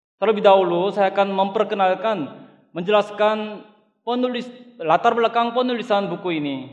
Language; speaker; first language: Indonesian; non-native, fluent; Korean